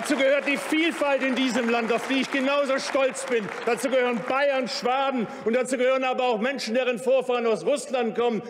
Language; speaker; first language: German; early bilingual, other home language; Turkish